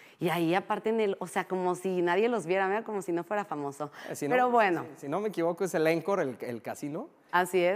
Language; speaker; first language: Spanish; native; Spanish